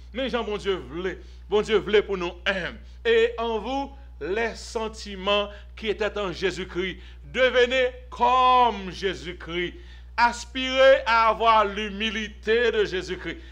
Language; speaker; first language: French; native; French